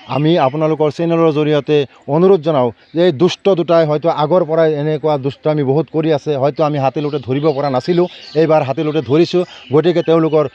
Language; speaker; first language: Assamese; non-native, local second language; Bangla